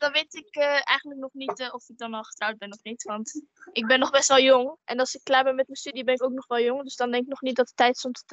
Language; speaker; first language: Dutch; native; Dutch